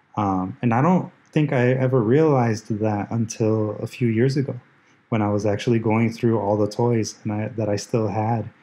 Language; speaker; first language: English; early bilingual, other home language; Spanish